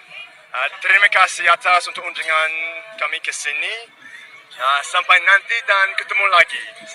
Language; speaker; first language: Indonesian; non-native, fluent; English